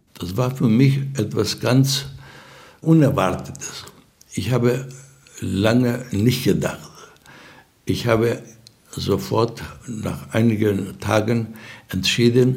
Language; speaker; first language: German; non-native, fluent; Greek